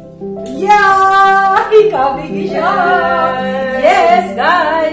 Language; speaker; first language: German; non-native, learner; Filipino